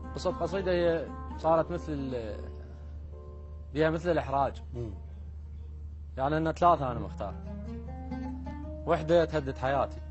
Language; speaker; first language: Arabic; native; Arabic